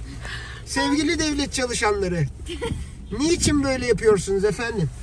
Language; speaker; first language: Turkish; native; Turkish